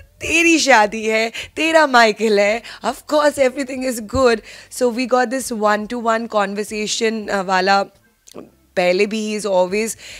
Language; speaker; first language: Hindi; non-native, local second language; Bangla